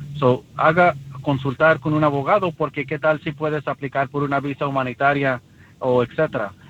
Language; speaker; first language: Spanish; early bilingual, heritage; Spanish